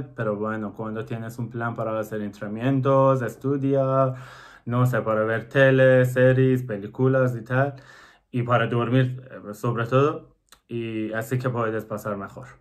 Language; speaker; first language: Spanish; non-native, fluent; Persian